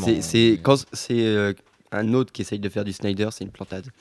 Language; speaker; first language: French; native; French